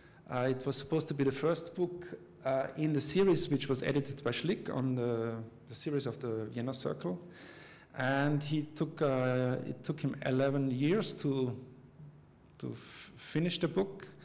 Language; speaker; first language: English; non-native, fluent; German